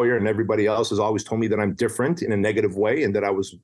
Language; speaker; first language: English; early bilingual, other home language; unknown